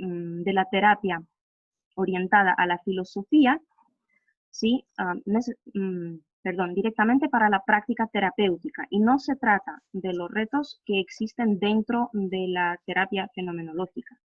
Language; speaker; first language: Spanish; non-native, fluent; Russian